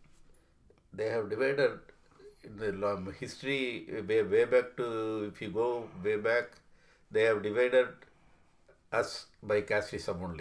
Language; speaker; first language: English; non-native, local second language; Tamil